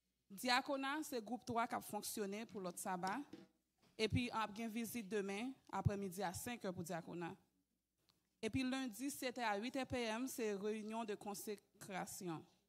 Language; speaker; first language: French; early bilingual, heritage; French